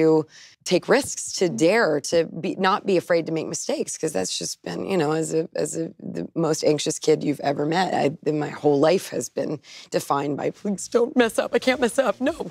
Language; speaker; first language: English; native; English